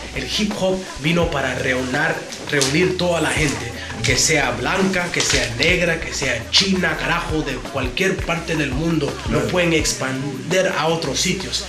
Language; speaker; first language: Spanish; early bilingual, heritage; Spanish